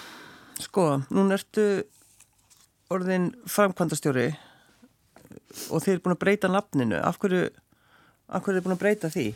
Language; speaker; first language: Icelandic; native; Icelandic